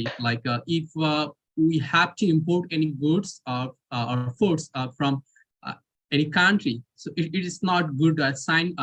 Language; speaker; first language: English; non-native, local second language; Bangla